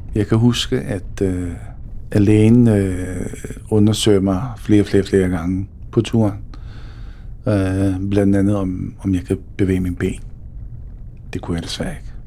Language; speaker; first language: Danish; early bilingual, other home language; Bosnian